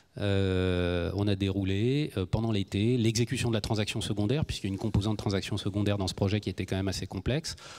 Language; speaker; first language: French; native; French